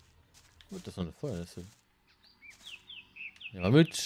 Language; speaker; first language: German; native; German